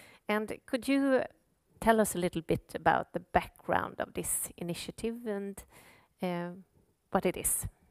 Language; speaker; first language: English; non-native, fluent; Swedish